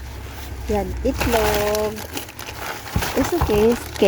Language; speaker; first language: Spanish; non-native, fluent; Filipino